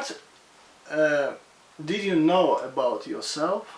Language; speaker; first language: English; non-native, fluent; Russian